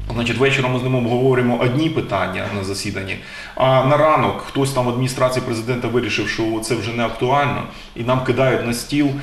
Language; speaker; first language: Ukrainian; native; Ukrainian